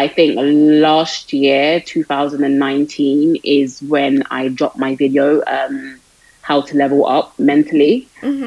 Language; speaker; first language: English; native; English